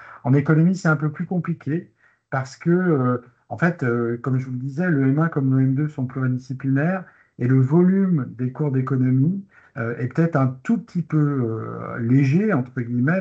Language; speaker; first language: French; native; French